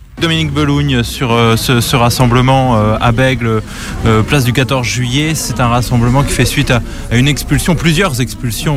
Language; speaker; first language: French; native; French